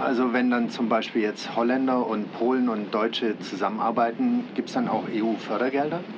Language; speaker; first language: German; native; German